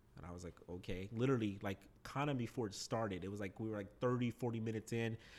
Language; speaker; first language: English; native; English